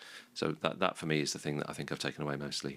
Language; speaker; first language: English; native; English